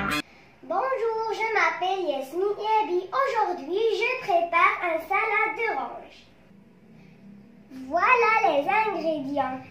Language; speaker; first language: French; non-native, learner; Arabic